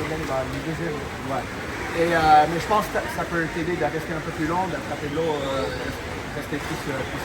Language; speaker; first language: French; non-native, fluent; English